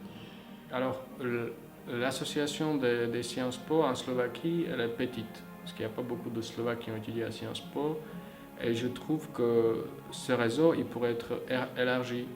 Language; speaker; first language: French; non-native, fluent; Slovak